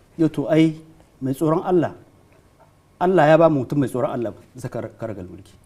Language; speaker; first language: Hausa; non-native, local second language; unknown